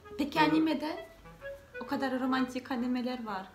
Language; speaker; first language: Turkish; non-native, fluent; Russian